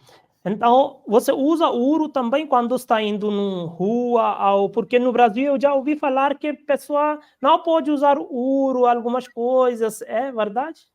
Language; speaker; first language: Portuguese; non-native, learner; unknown